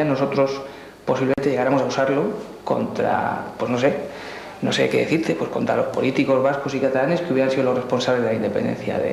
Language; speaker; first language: Spanish; native; Spanish